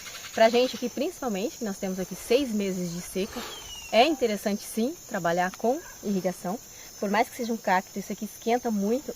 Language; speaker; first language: Portuguese; native; Portuguese